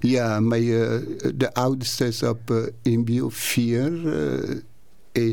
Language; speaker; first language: Dutch; non-native, learner; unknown